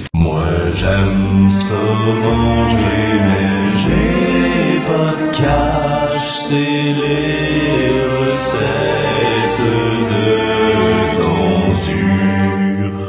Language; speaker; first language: French; native; French